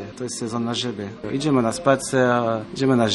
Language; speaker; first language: Polish; non-native, learner; French